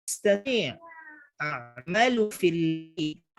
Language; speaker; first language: Arabic; non-native, fluent; Indonesian